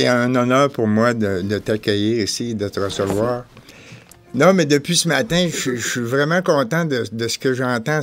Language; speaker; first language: French; native; French